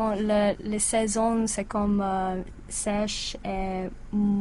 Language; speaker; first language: French; non-native, learner; English